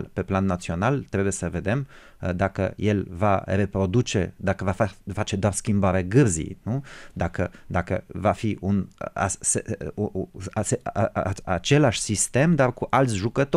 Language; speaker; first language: Romanian; non-native, fluent; Bulgarian